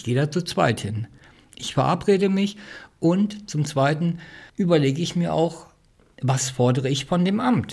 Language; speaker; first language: German; native; German